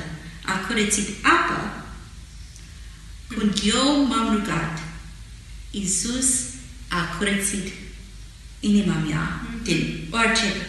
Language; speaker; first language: Romanian; non-native, fluent; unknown